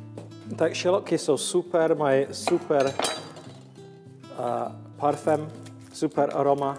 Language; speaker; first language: Czech; non-native, learner; English